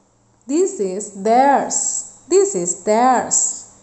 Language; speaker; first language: English; non-native, fluent; Indonesian